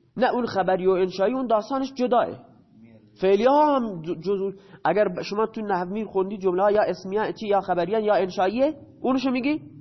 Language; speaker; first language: Persian; non-native, local second language; Baluchi